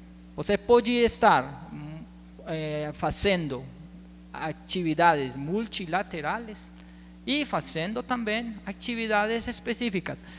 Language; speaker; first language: Portuguese; non-native, learner; Spanish